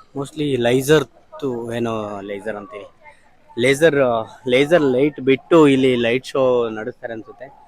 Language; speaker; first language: Kannada; native; Kannada